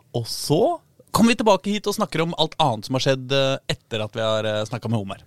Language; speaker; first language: Norwegian; native; Norwegian